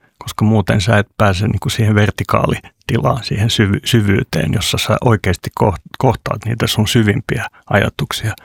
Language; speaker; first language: Finnish; non-native, local second language; Swedish